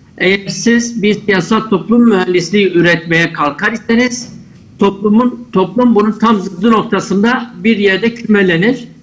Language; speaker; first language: Turkish; native; Turkish